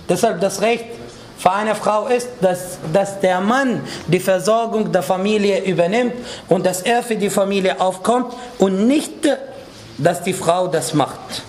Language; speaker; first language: German; non-native, fluent; Arabic